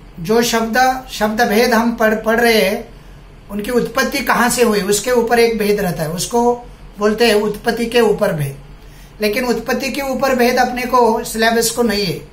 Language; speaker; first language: Hindi; non-native, local second language; Marathi